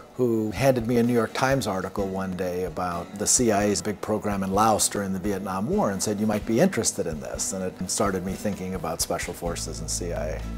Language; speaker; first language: English; native; English